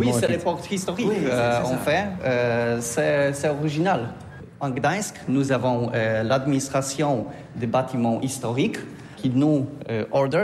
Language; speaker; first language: French; non-native, learner; Polish